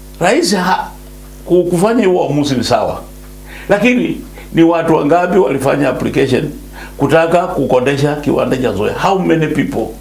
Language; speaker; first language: Swahili; non-native, local second language; Luyia